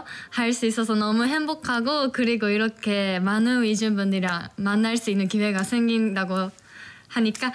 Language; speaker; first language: Korean; non-native, fluent; Japanese